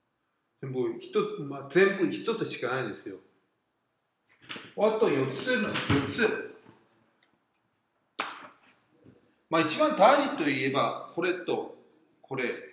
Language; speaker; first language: Japanese; non-native, fluent; Korean